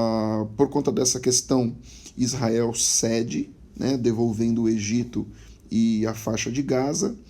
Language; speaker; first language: Portuguese; native; Portuguese